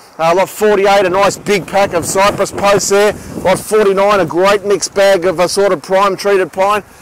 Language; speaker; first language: English; native; English